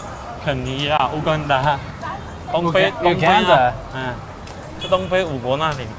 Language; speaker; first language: Chinese; native; Chinese